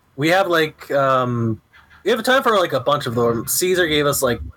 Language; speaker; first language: English; early bilingual, heritage; Spanish